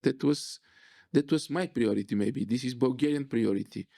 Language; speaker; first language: English; non-native, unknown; Bulgarian